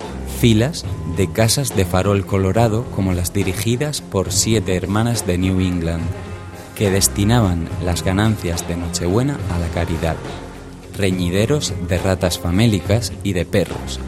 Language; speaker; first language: Spanish; native; Spanish